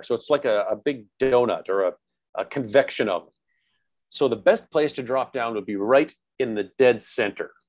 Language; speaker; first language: English; native; English